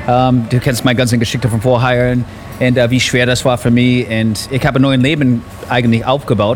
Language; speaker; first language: German; non-native, learner; English